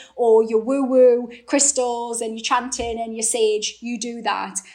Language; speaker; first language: English; native; English